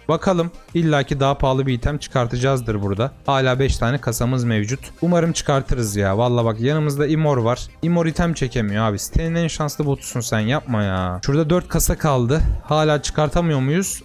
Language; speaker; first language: Turkish; native; Turkish